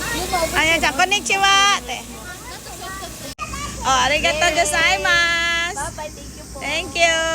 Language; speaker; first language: Japanese; non-native, fluent; Filipino